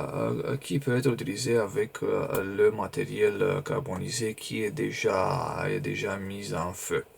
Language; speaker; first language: French; non-native, fluent; Romanian